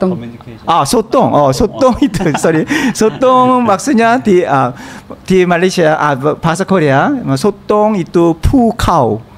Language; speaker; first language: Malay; non-native, learner; Korean